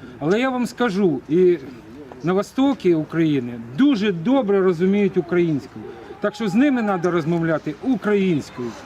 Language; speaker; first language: Ukrainian; non-native, local second language; Russian